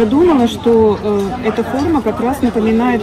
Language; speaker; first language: Russian; native; Russian